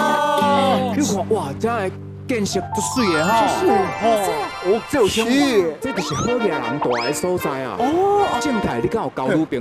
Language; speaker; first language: Chinese; native; Chinese